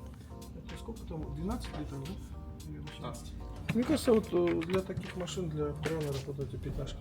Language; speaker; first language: Russian; native; Russian